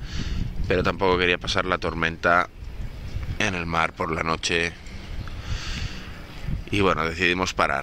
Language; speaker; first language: Spanish; native; Spanish